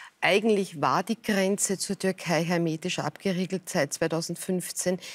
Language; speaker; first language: German; native; German